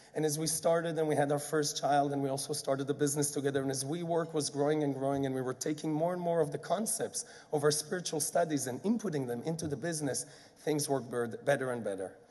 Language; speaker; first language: English; non-native, fluent; Hebrew